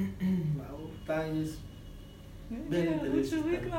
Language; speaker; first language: English; non-native, learner; Spanish